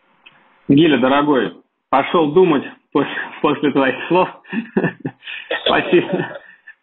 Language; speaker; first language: Russian; native; Russian